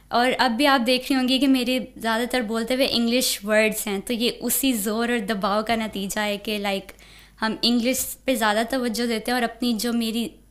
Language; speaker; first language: Urdu; native; Urdu